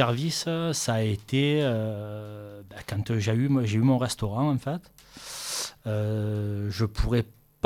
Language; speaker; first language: French; native; French